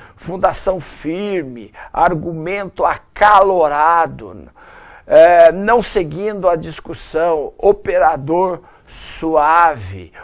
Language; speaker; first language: Portuguese; native; Portuguese